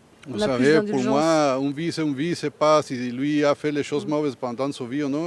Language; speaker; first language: French; non-native, learner; Spanish